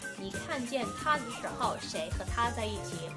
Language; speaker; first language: Chinese; non-native, fluent; English